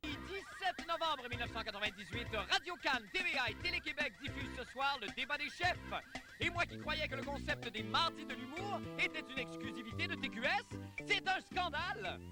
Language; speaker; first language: French; native; French